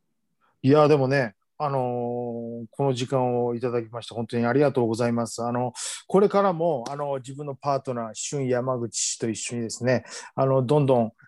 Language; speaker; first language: Japanese; native; Japanese